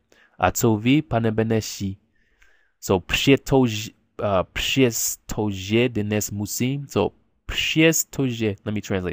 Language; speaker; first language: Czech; non-native, learner; English